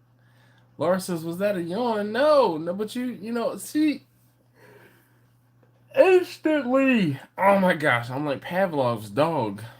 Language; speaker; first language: English; native; English